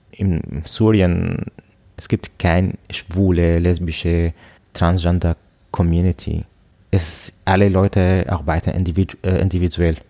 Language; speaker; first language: German; non-native, learner; Arabic